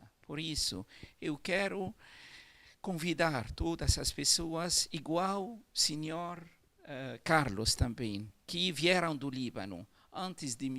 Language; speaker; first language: Portuguese; non-native, fluent; Arabic